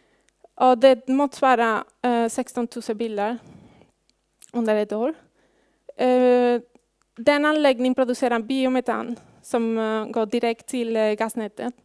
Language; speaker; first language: Swedish; non-native, fluent; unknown